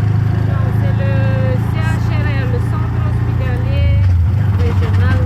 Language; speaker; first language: French; non-native, local second language; Malagasy